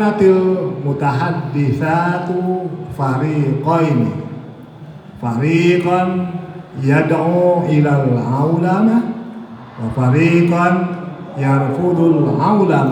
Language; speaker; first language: Arabic; non-native, fluent; Indonesian